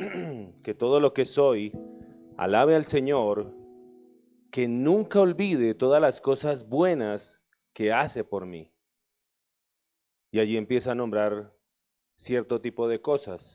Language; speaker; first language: Spanish; native; Spanish